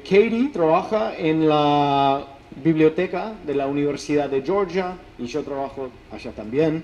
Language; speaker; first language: Spanish; non-native, fluent; English